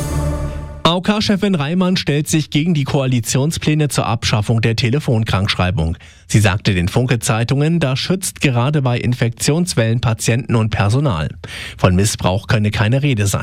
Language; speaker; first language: German; native; German